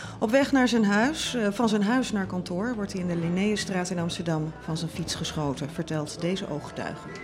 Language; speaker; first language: Dutch; native; Dutch